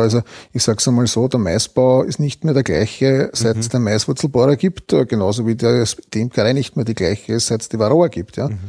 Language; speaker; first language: German; native; German